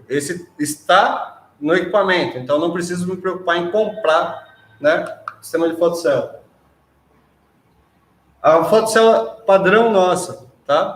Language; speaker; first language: Portuguese; native; Portuguese